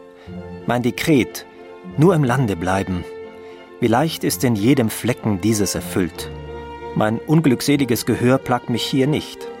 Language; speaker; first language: German; native; German